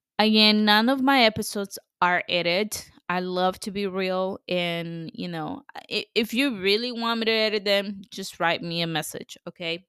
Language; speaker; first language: English; non-native, fluent; Spanish